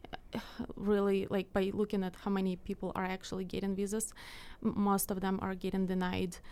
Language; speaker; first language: English; non-native, fluent; Ukrainian